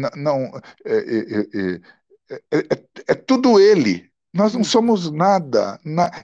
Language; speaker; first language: Portuguese; early bilingual, other home language; Italian